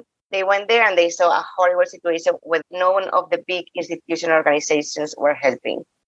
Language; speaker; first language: English; non-native, fluent; Spanish